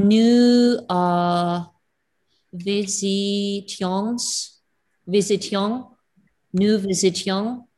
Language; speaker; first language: French; non-native, learner; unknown